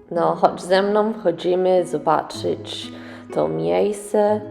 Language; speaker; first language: Polish; early bilingual, heritage; English